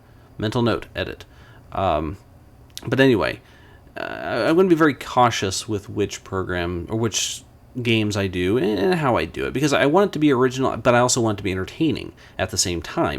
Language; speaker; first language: English; native; English